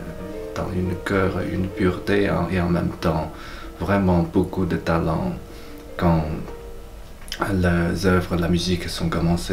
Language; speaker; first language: French; non-native, fluent; Chinese